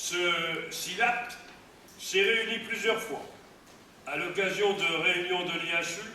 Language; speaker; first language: French; native; French